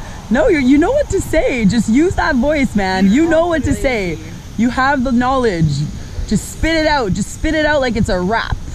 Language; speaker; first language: English; non-native, fluent; French